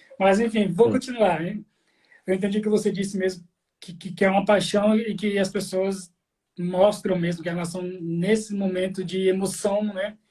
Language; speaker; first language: Portuguese; native; Portuguese